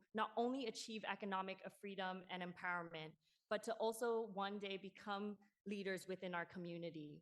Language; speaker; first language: English; non-native, local second language; Cantonese